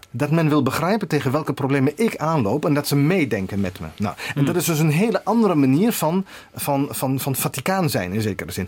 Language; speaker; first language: Dutch; native; Dutch